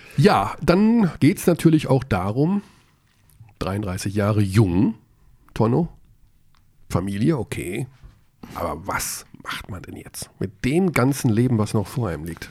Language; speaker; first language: German; native; German